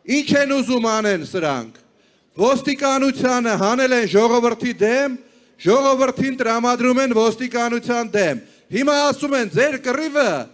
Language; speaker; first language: Armenian; native; Armenian